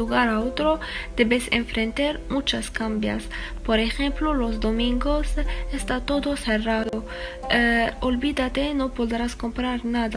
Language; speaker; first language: Spanish; non-native, fluent; Arabic